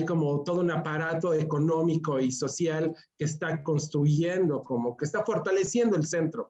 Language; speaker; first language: Spanish; native; Spanish